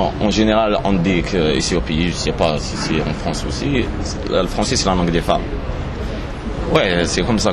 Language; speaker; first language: French; non-native, local second language; Arabic